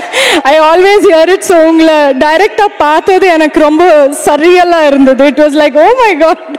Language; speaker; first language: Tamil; non-native, fluent; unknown